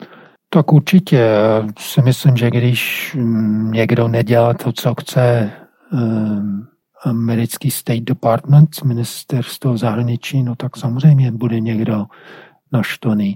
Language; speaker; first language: Czech; non-native, fluent; English